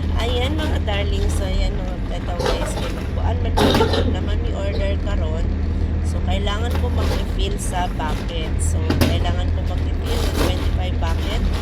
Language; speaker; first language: Filipino; non-native, local second language; Cebuano